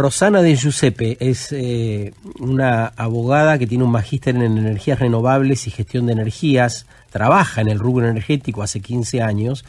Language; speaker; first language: Spanish; native; Spanish